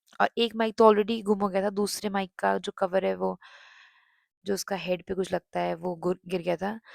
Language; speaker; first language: Hindi; non-native, local second language; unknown